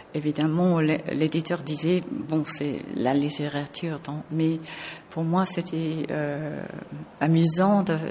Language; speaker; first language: French; non-native, fluent; English